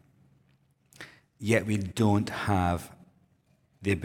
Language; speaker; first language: English; native; English